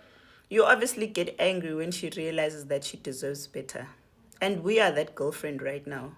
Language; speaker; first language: English; non-native, local second language; Zulu